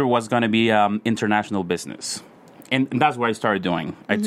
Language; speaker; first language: English; non-native, fluent; Spanish